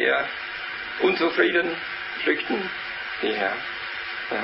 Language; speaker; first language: German; non-native, learner; Vietnamese